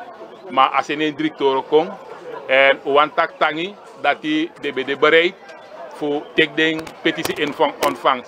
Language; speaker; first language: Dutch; non-native, local second language; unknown